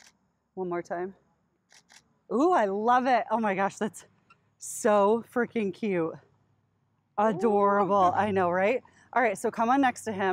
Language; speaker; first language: English; native; English